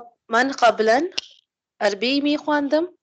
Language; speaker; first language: Persian; non-native, learner; Urdu